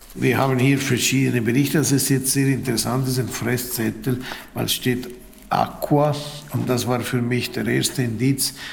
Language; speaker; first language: German; non-native, local second language; Italian